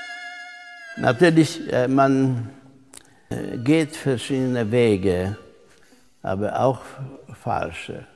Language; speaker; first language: German; non-native, fluent; Polish